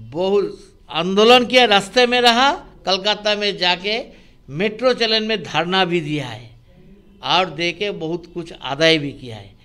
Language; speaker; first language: Hindi; non-native, local second language; Bangla